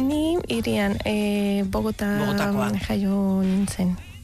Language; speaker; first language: Basque; non-native, learner; Spanish